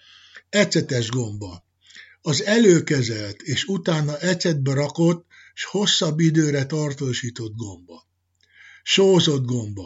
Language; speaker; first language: Hungarian; native; Hungarian